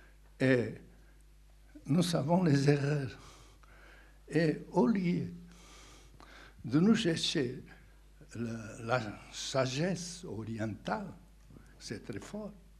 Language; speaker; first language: French; non-native, fluent; Portuguese